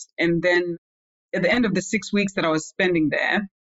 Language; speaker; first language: English; non-native, local second language; Shona